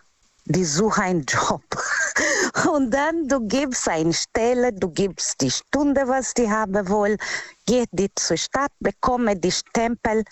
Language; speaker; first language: German; non-native, learner; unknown